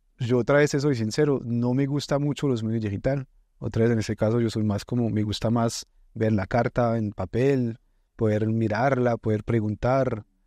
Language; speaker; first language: Spanish; non-native, fluent; French